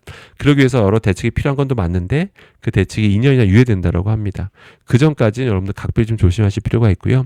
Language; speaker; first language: Korean; native; Korean